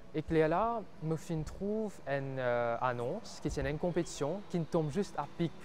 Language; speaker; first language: French; non-native, local second language; Morisyen